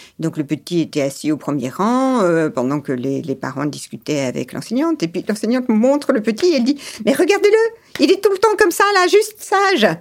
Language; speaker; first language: French; early bilingual, other home language; English